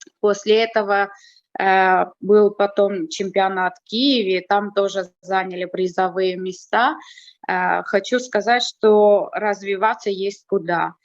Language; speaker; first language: Russian; non-native, fluent; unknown